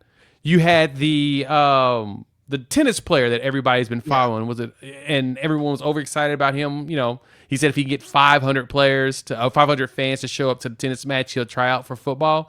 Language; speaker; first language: English; native; English